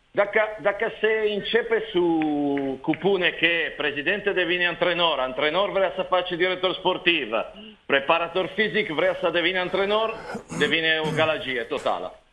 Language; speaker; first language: Romanian; non-native, learner; Italian